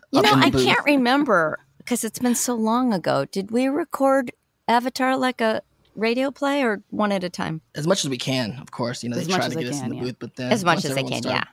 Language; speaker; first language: English; native; English